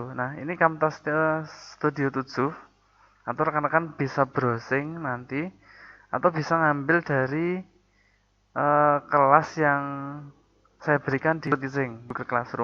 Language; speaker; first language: Indonesian; native; Indonesian